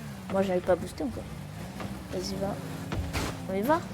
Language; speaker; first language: French; native; French